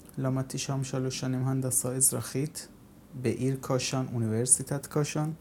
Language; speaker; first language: Hebrew; non-native, fluent; Persian